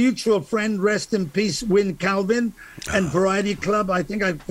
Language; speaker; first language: English; native; English